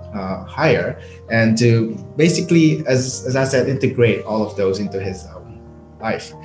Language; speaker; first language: English; non-native, fluent; Indonesian